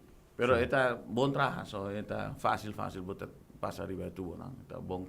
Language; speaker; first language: Spanish; non-native, local second language; Papiamento